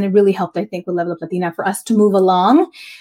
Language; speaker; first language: English; native; English